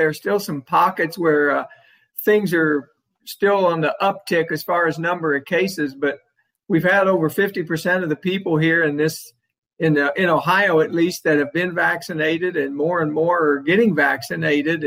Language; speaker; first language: English; native; English